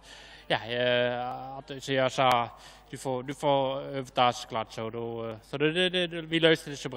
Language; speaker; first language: Swedish; non-native, fluent; Dutch